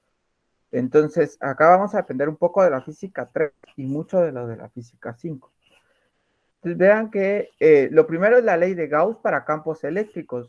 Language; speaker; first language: Spanish; native; Spanish